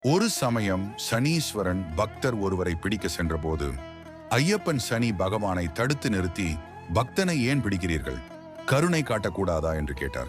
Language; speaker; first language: Tamil; native; Tamil